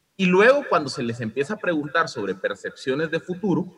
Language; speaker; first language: Spanish; non-native, fluent; Dutch